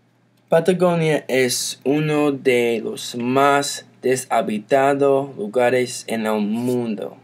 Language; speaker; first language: Spanish; non-native, learner; English